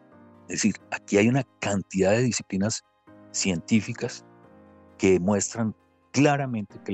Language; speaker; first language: Spanish; native; Spanish